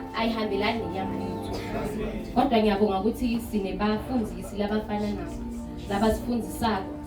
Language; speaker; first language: Zulu; non-native, local second language; Swati